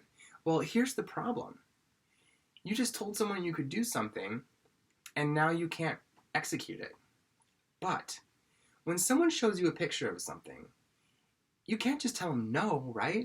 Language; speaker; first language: English; native; English